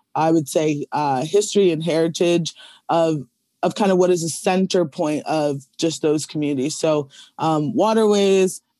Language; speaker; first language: English; native; English